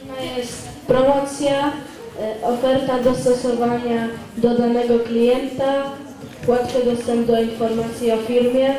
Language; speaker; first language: Polish; native; Polish